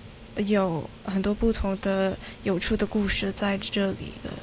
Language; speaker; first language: Chinese; non-native, local second language; Cantonese